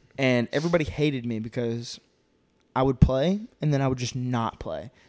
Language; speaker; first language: English; native; English